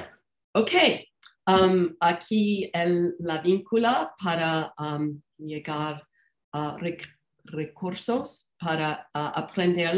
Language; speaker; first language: Spanish; non-native, fluent; English